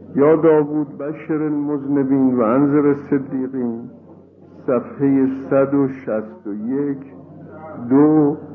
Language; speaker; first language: Persian; native; Persian